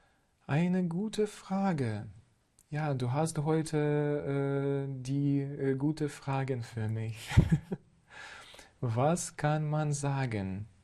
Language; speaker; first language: German; non-native, fluent; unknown